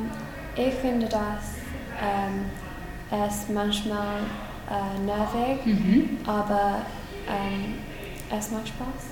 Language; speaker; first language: German; non-native, learner; English